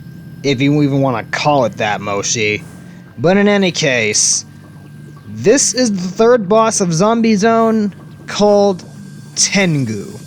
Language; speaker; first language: English; native; English